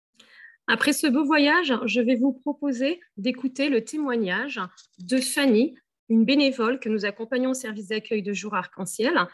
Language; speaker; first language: French; native; French